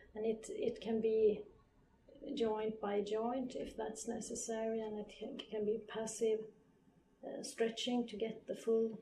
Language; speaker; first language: English; non-native, fluent; Polish